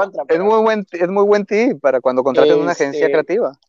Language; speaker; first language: Spanish; native; Spanish